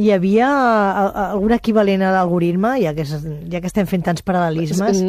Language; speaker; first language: Catalan; native; Catalan